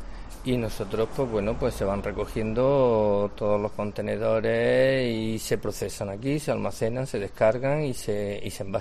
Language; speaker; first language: Spanish; native; Spanish